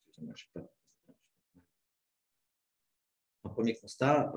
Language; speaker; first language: French; native; French